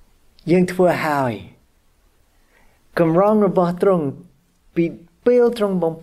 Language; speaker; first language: Khmer; non-native, fluent; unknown